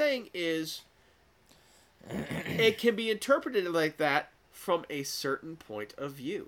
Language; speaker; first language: English; native; English